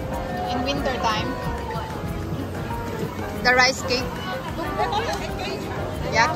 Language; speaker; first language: English; non-native, local second language; Filipino